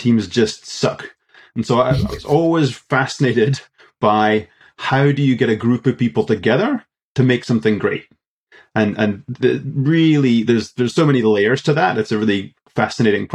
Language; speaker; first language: English; native; English